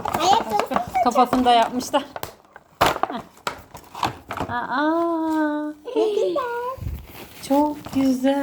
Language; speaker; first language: Turkish; native; Turkish